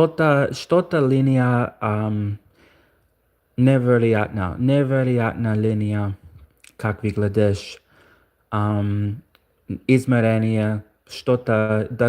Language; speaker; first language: Russian; non-native, learner; English